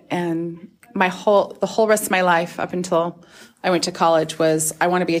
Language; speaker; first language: English; native; English